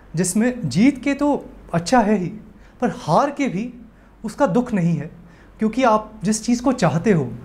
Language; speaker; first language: Hindi; native; Hindi